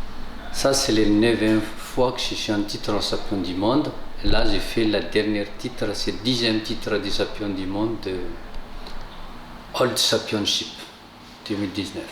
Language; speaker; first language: French; non-native, local second language; Malagasy